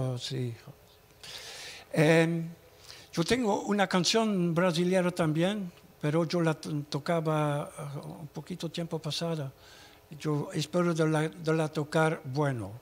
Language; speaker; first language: Spanish; non-native, learner; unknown